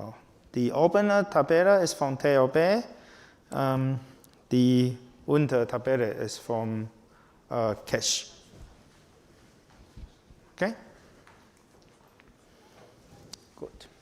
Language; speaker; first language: German; non-native, learner; Chinese